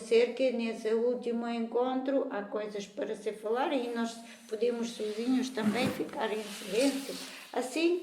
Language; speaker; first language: Portuguese; non-native, fluent; Bulgarian